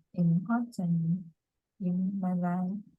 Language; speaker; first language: English; non-native, learner; Vietnamese